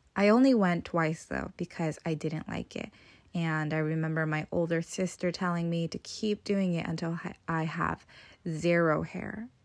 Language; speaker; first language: English; native; English